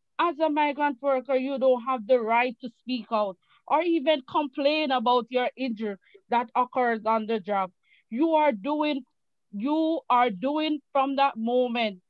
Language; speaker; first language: English; native; English